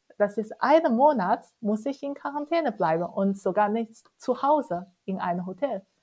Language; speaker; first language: German; non-native, fluent; Chinese